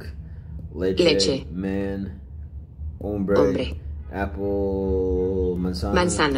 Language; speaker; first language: Spanish; non-native, learner; English